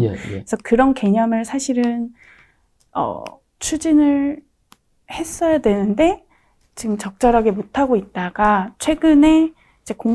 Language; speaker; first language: Korean; native; Korean